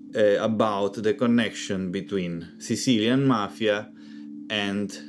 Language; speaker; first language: English; non-native, fluent; Italian